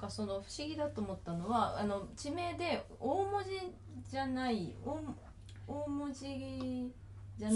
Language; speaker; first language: Japanese; native; Japanese